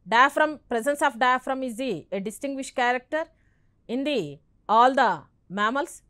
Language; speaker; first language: English; non-native, local second language; Telugu